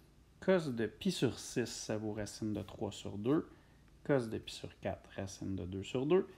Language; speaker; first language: French; native; French